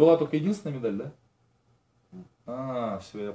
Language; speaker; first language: Russian; native; Russian